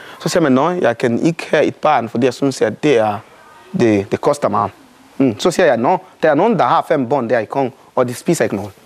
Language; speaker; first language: Danish; non-native, fluent; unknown